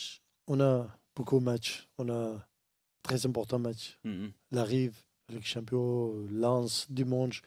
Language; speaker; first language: French; non-native, learner; Arabic